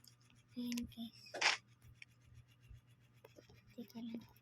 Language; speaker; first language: Filipino; non-native, local second language; Cebuano